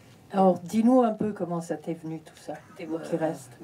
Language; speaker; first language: French; early bilingual, heritage; French